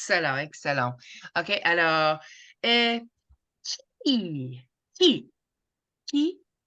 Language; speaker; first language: French; non-native, fluent; English